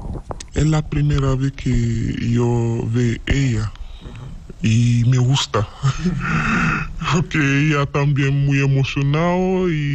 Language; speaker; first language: Spanish; non-native, learner; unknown